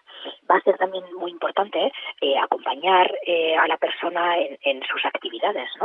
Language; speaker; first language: Spanish; native; Spanish